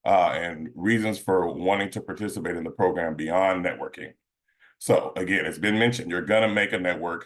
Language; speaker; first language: English; native; English